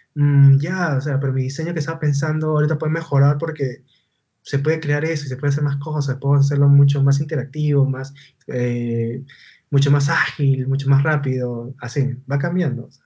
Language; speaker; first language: Spanish; native; Spanish